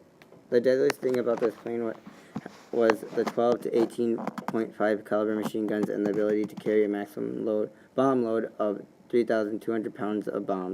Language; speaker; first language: English; native; English